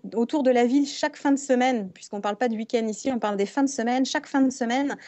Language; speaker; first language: French; native; French